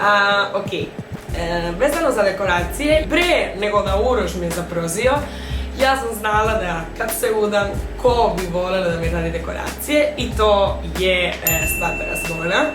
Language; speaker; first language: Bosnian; non-native, fluent; Spanish